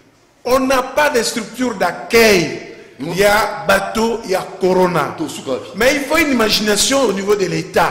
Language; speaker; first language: French; non-native, local second language; Lingala